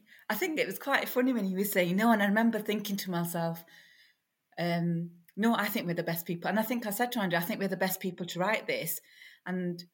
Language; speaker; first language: English; native; English